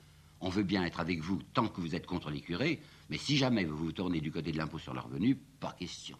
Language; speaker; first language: French; native; French